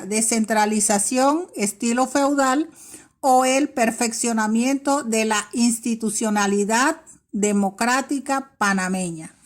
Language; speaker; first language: Spanish; native; Spanish